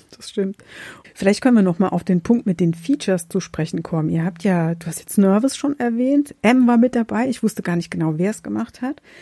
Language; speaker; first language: German; native; German